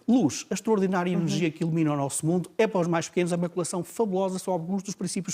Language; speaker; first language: Portuguese; native; Portuguese